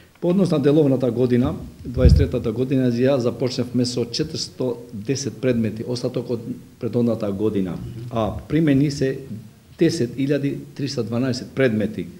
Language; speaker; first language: Macedonian; non-native, local second language; Albanian